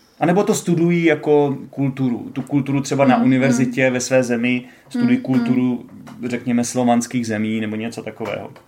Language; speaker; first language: Czech; native; Czech